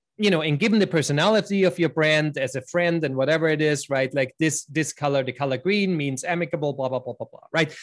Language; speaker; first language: English; non-native, fluent; German